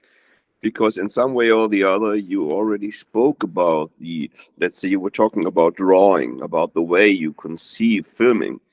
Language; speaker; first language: English; non-native, fluent; Portuguese